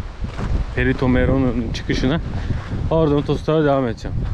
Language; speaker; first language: Turkish; native; Turkish